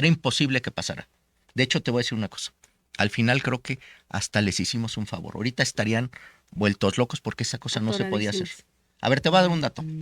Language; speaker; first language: Spanish; native; Spanish